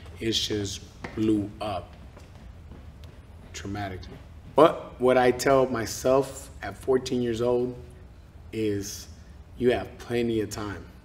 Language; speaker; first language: English; early bilingual, other home language; Spanish